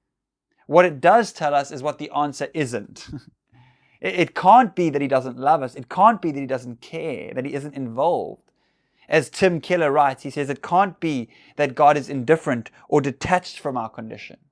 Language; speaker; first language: English; native; English